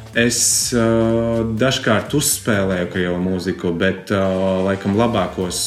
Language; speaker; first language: Latvian; non-native, local second language; Russian